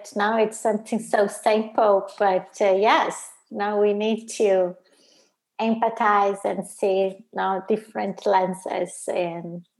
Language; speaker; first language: English; non-native, fluent; Portuguese